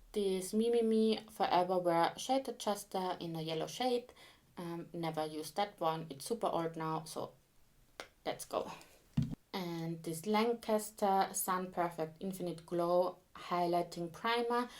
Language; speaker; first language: English; non-native, fluent; German